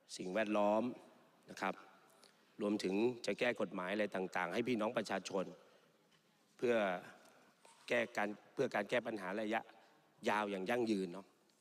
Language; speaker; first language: Thai; native; Thai